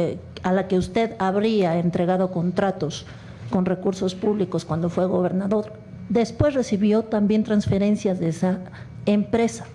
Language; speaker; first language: Spanish; native; Spanish